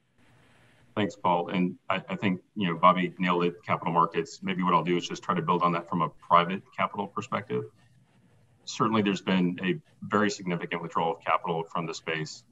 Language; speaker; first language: English; native; English